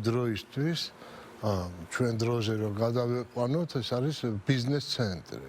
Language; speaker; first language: Georgian; native; Georgian